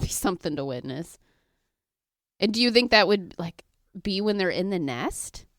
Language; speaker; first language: English; native; English